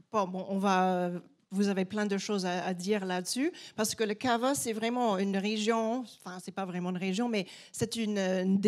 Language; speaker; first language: French; non-native, fluent; English